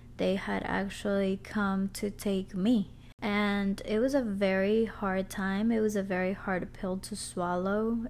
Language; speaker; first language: English; early bilingual, other home language; Spanish